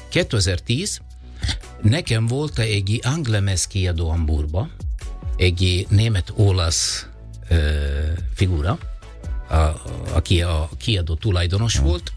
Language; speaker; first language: Hungarian; non-native, fluent; Italian